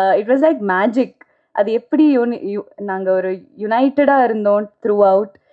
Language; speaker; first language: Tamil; non-native, local second language; Malayalam